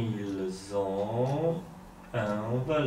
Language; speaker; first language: French; non-native, learner; Polish